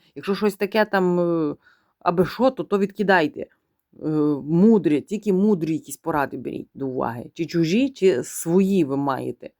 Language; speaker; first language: Ukrainian; non-native, local second language; Russian